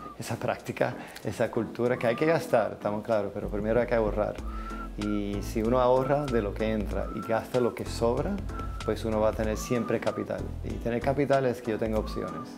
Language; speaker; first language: Spanish; non-native, fluent; English